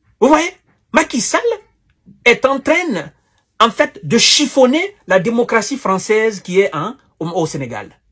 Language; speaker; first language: French; non-native, local second language; Wolof